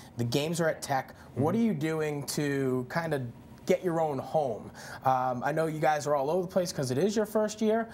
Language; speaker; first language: English; native; English